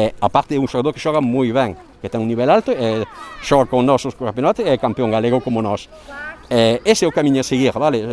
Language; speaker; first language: Galician; non-native, fluent; French